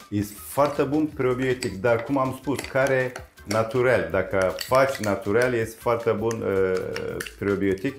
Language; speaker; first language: Romanian; non-native, learner; Turkish